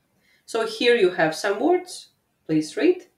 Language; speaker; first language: English; non-native, fluent; Latvian